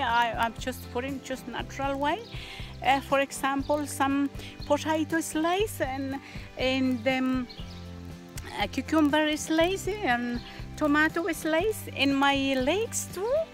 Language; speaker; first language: English; non-native, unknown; Spanish